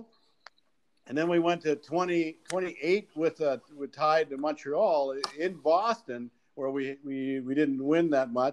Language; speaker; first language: English; native; English